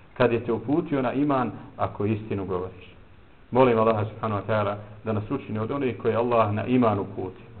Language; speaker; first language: Bosnian; native; Bosnian